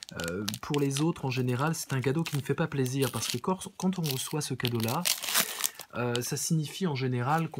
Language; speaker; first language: French; native; French